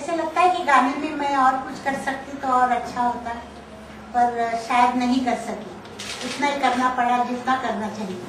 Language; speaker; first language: Hindi; non-native, local second language; Marathi